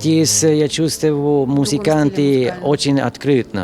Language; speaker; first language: Ukrainian; non-native, learner; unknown